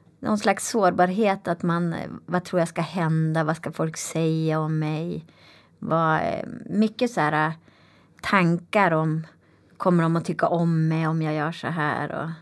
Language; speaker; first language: Swedish; native; Swedish